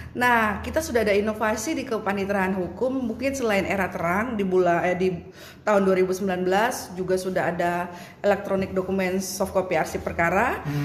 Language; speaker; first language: Indonesian; native; Indonesian